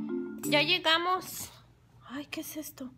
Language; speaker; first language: Spanish; native; Spanish